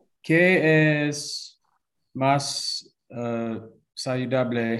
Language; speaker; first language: Spanish; non-native, learner; English